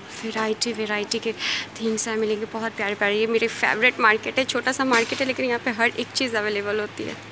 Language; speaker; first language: Hindi; native; Hindi